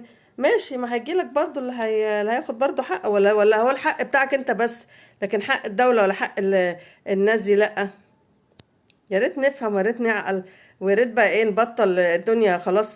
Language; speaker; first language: Arabic; native; Arabic